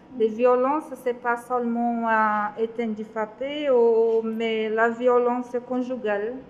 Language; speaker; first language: French; non-native, learner; Portuguese